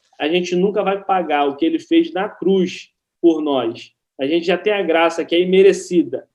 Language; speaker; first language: Portuguese; native; Portuguese